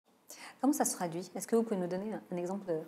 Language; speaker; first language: French; native; French